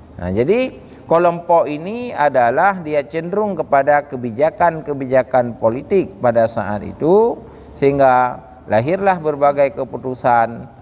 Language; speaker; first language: Malay; non-native, local second language; Achinese